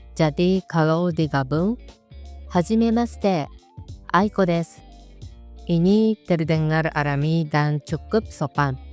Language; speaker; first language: Indonesian; non-native, fluent; Japanese